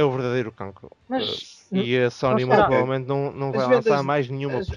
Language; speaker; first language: Portuguese; native; Portuguese